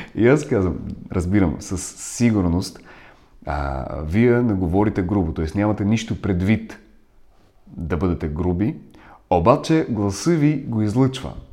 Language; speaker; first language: Bulgarian; non-native, fluent; Russian